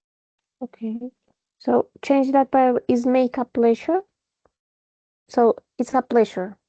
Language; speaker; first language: English; non-native, fluent; Spanish